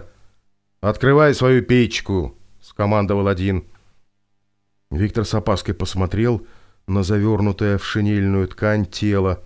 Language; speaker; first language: Russian; native; Russian